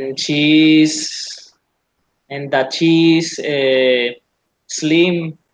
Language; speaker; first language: English; non-native, learner; Spanish